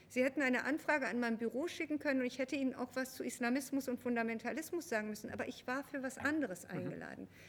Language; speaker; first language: German; early bilingual, other home language; Persian